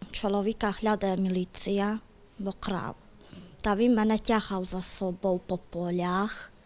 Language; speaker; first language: Ukrainian; native; Ukrainian